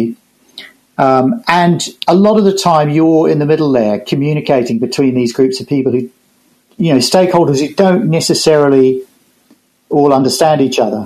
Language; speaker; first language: English; native; English